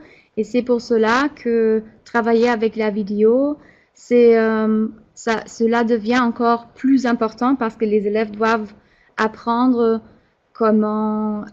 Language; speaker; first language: French; non-native, fluent; German